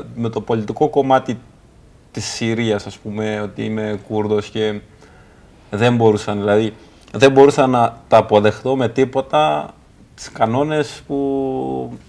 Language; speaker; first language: Greek; non-native, fluent; Kurdish